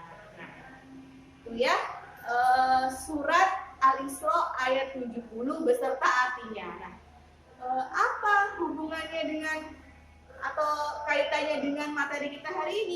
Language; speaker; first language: Indonesian; native; Indonesian